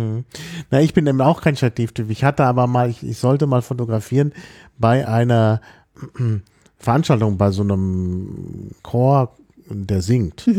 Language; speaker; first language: German; native; German